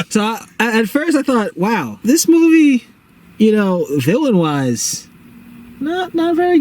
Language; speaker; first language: English; native; English